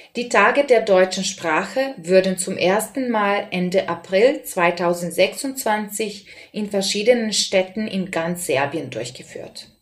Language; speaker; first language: German; non-native, fluent; Serbian